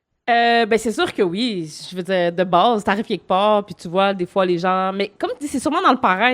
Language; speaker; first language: French; native; French